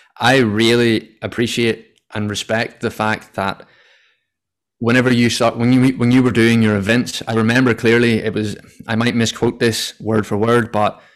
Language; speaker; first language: English; native; English